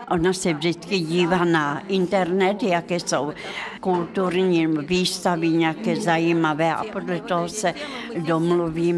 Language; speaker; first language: Czech; non-native, fluent; Russian